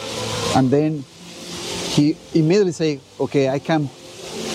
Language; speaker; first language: English; non-native, fluent; Spanish